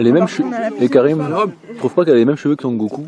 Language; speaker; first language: French; native; French